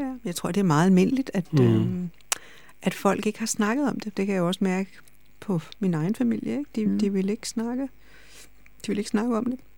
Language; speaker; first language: Danish; native; Danish